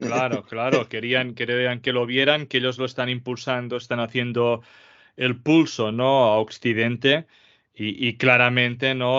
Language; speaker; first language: Spanish; native; Spanish